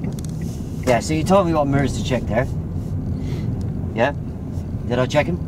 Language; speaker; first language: English; native; English